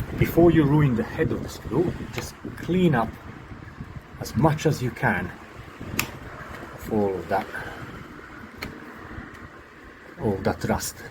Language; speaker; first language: English; non-native, fluent; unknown